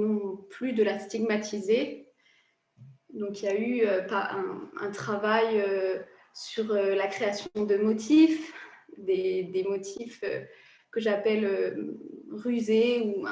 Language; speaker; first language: French; native; French